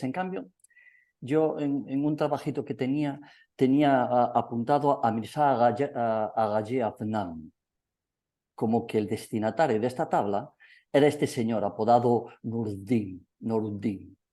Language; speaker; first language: Spanish; native; Spanish